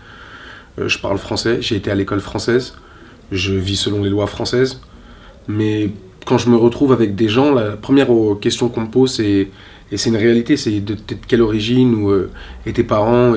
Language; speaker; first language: French; native; French